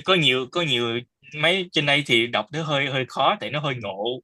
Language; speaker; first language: Vietnamese; early bilingual, heritage; Vietnamese